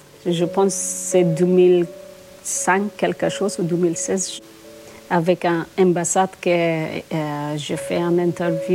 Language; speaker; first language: French; non-native, learner; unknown